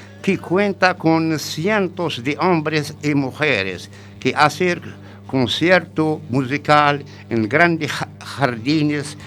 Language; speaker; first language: Spanish; non-native, learner; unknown